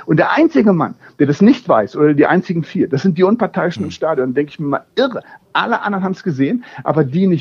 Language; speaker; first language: German; native; German